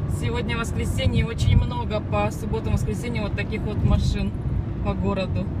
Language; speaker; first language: Russian; native; Russian